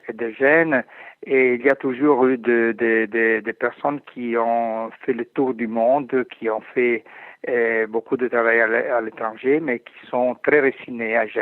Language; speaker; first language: French; non-native, fluent; Italian